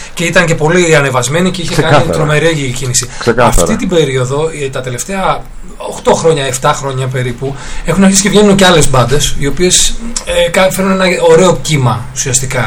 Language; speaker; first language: Greek; native; Greek